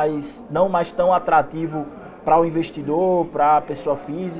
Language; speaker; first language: Portuguese; native; Portuguese